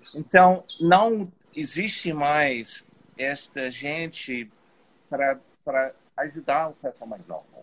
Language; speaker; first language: Portuguese; non-native, fluent; English